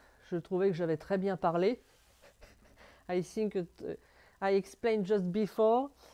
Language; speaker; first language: French; native; French